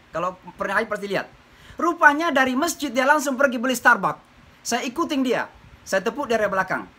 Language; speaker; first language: Indonesian; native; Indonesian